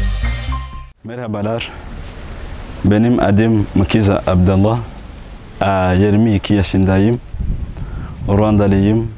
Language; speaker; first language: Turkish; non-native, learner; Kinyarwanda